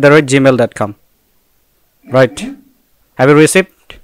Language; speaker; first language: English; non-native, local second language; Bangla